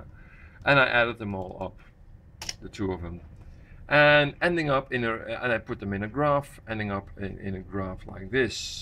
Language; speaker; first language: English; non-native, fluent; Dutch